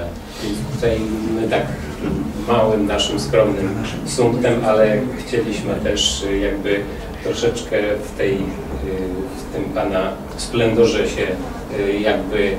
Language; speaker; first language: Polish; native; Polish